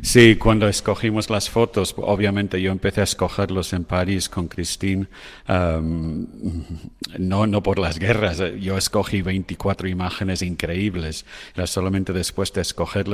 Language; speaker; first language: Spanish; non-native, fluent; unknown